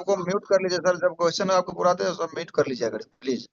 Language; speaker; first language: Hindi; native; Hindi